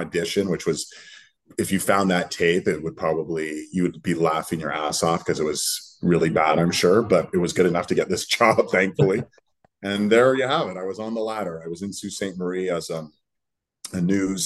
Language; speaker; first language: English; native; English